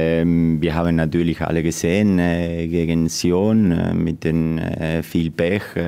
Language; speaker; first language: German; non-native, fluent; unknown